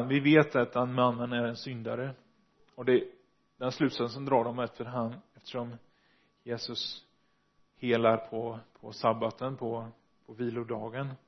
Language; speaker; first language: Swedish; non-native, fluent; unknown